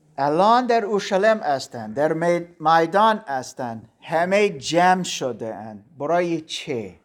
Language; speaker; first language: Persian; non-native, learner; German